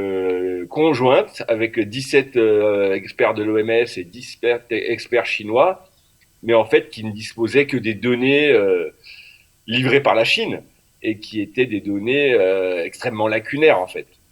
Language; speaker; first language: French; native; French